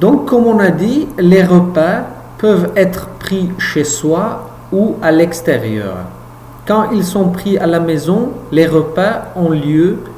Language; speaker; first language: French; non-native, fluent; Uzbek